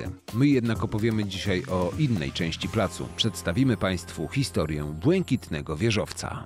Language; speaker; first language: Polish; native; Polish